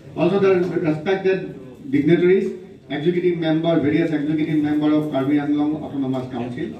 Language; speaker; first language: English; non-native, local second language; Assamese